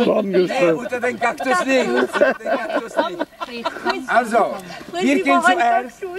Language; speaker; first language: German; non-native, fluent; Czech